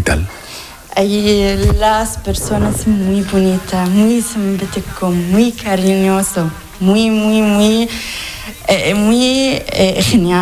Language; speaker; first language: Spanish; non-native, learner; Arabic